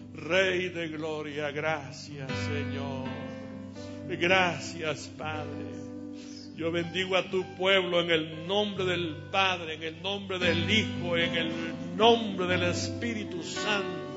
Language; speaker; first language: Spanish; native; Spanish